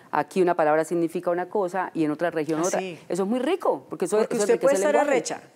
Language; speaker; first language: Spanish; native; Spanish